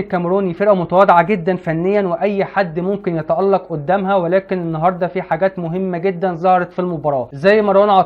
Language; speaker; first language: Arabic; native; Arabic